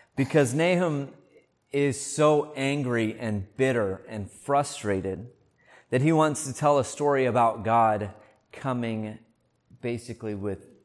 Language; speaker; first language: English; native; English